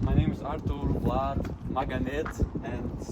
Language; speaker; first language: English; non-native, learner; Russian